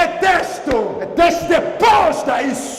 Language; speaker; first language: Portuguese; non-native, learner; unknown